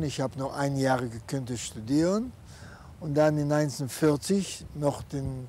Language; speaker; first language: German; non-native, fluent; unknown